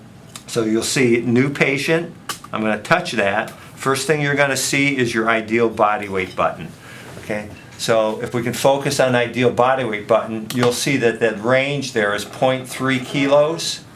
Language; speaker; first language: English; native; English